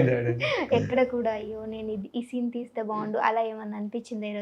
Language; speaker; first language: Telugu; native; Telugu